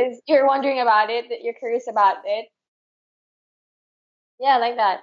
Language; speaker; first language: English; non-native, local second language; Filipino